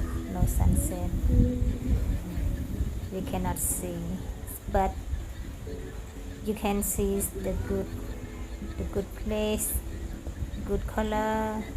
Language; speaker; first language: English; non-native, learner; Khmer